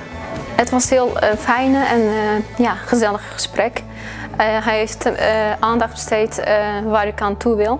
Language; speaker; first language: Dutch; non-native, fluent; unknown